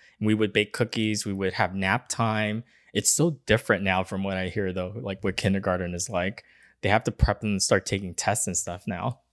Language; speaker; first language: English; early bilingual, other home language; Chinese